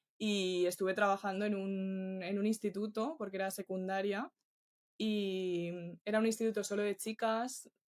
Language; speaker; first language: Spanish; native; Spanish